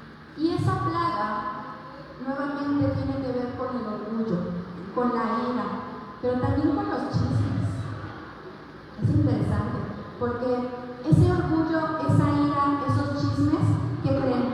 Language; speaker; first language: Spanish; native; Spanish